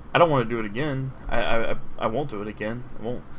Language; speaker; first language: English; native; English